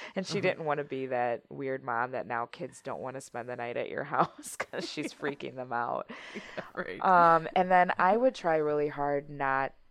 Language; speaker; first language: English; native; English